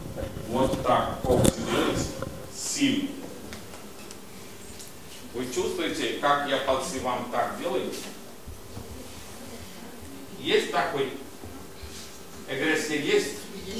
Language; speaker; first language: Russian; non-native, learner; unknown